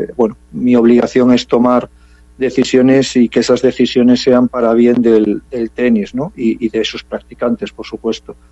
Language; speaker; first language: Spanish; early bilingual, heritage; English